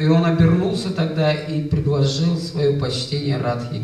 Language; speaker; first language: Russian; native; Russian